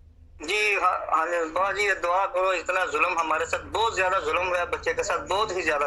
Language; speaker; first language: Hindi; non-native, local second language; Punjabi